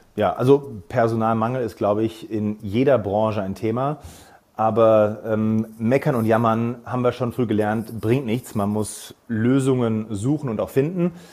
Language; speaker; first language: German; native; German